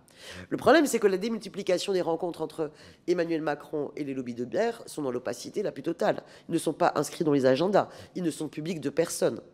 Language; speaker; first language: French; native; French